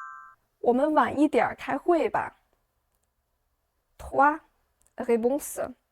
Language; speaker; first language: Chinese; non-native, fluent; French